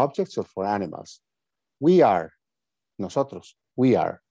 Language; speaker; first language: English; non-native, fluent; Spanish